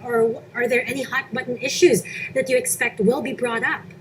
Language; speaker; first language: English; non-native, local second language; Filipino